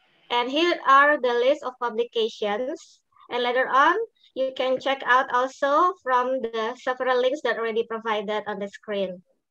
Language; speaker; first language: English; non-native, fluent; Indonesian